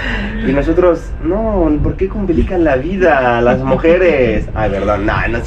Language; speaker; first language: Spanish; non-native, fluent; Arabic